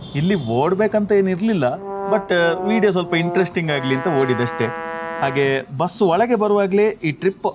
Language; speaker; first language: Kannada; non-native, local second language; Tulu